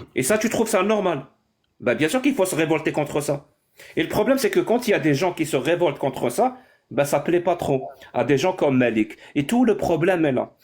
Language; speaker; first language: French; non-native, local second language; Arabic